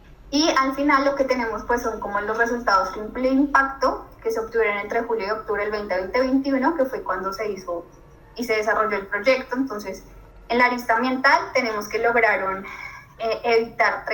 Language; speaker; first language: Spanish; native; Spanish